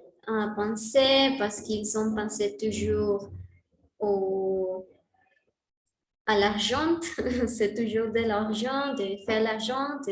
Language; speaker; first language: French; non-native, learner; Spanish